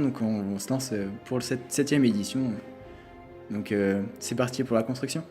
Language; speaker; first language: French; native; French